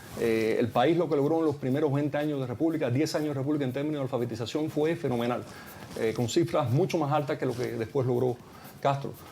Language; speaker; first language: Spanish; early bilingual, heritage; Spanish